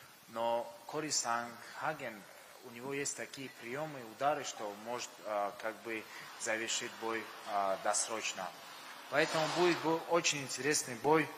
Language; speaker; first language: Russian; non-native, local second language; Tajik